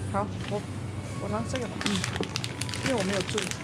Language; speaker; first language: Chinese; early bilingual, heritage; Chinese